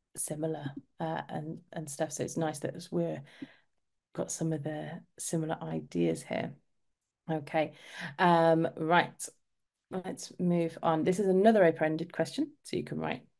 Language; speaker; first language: English; native; English